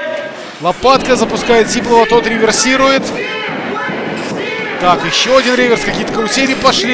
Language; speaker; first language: Russian; native; Russian